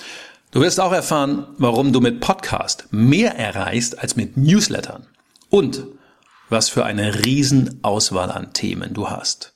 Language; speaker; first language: German; native; German